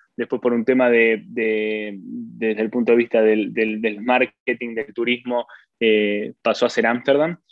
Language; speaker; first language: Spanish; native; Spanish